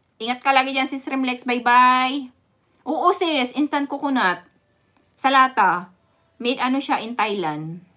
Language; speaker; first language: Filipino; non-native, local second language; Cebuano